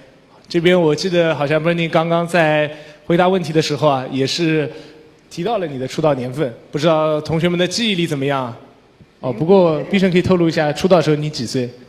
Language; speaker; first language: Chinese; native; Chinese